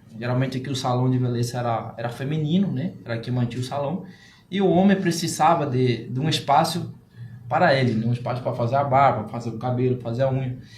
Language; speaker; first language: Portuguese; non-native, fluent; Spanish